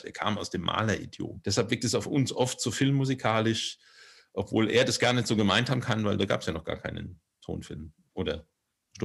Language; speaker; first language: German; native; German